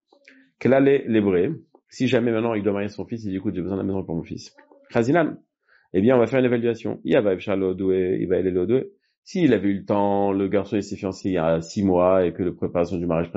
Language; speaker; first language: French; native; French